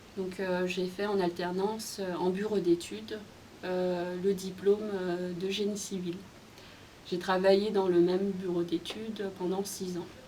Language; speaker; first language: French; early bilingual, other home language; Khmer